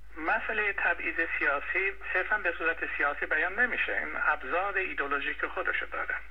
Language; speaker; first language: Persian; non-native, local second language; Azerbaijani